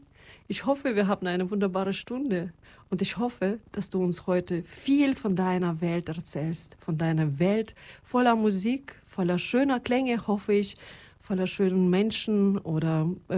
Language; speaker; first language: German; non-native, fluent; Russian